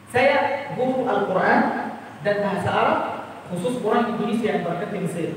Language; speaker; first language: Indonesian; non-native, fluent; Arabic